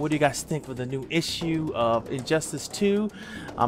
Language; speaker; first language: English; native; English